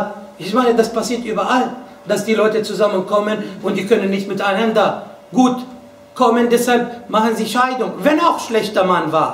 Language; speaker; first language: German; non-native, fluent; Arabic